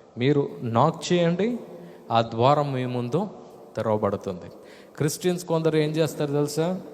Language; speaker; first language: Telugu; non-native, fluent; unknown